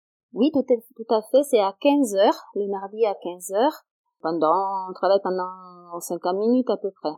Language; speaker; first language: French; non-native, fluent; Italian